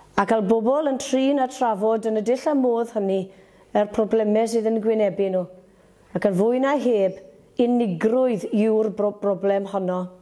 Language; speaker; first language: Welsh; native; Welsh